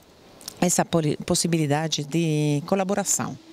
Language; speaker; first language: Portuguese; non-native, fluent; Italian